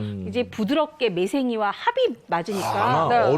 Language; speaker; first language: Korean; native; Korean